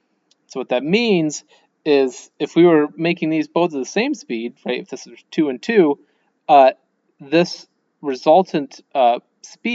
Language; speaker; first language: English; native; English